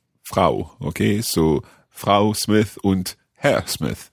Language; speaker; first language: German; non-native, learner; English